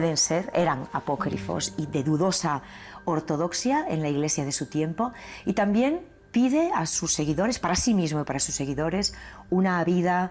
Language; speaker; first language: Spanish; native; Spanish